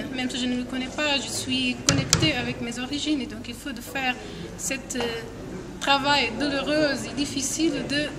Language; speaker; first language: French; non-native, fluent; Portuguese